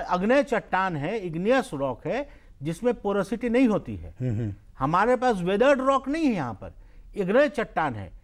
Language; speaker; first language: Hindi; native; Hindi